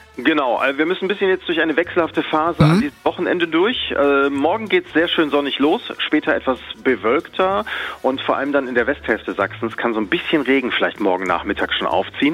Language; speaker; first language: German; native; German